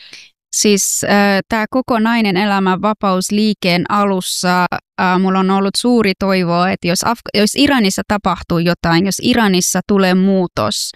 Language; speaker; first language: Finnish; non-native, fluent; Persian